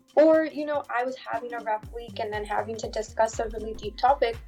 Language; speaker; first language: English; native; English